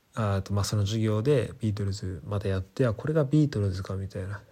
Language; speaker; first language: Japanese; native; Japanese